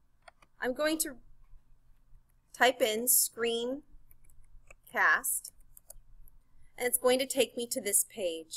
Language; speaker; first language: English; native; English